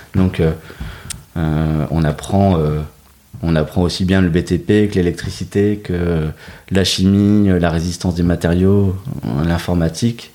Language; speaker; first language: French; native; French